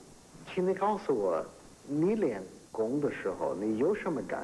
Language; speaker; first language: Chinese; non-native, fluent; English